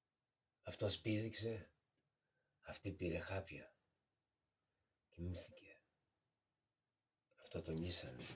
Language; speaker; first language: Greek; early bilingual, heritage; Greek